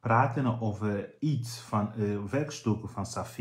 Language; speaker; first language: Dutch; non-native, fluent; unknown